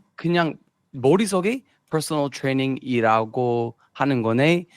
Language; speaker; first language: Korean; non-native, fluent; English